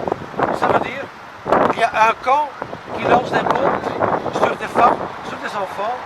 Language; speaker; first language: French; non-native, local second language; Dutch